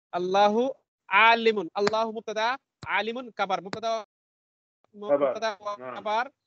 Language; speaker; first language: Arabic; non-native, learner; Bangla